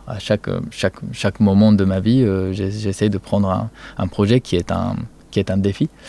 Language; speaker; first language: French; non-native, fluent; Japanese